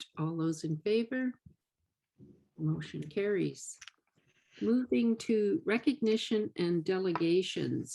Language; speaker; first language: English; native; English